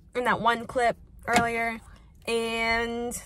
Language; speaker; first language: English; native; English